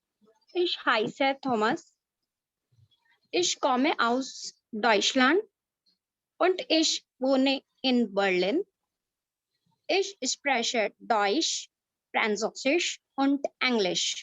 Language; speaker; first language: German; non-native, learner; Hindi